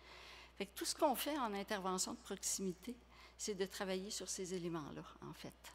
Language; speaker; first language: French; native; French